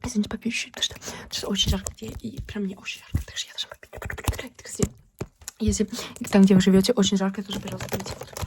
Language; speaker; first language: Russian; early bilingual, heritage; Russian